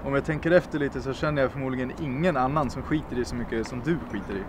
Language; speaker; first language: Swedish; native; Swedish